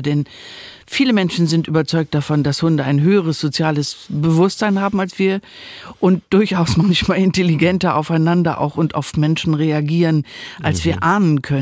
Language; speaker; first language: German; native; German